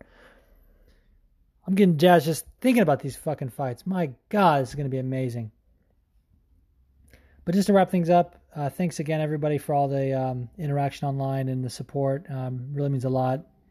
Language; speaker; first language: English; native; English